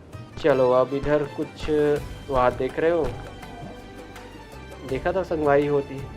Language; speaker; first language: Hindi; non-native, local second language; Chhattisgarhi